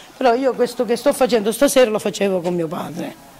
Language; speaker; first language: Italian; native; Italian